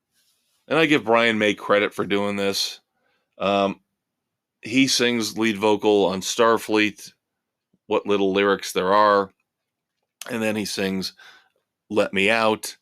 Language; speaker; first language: English; native; English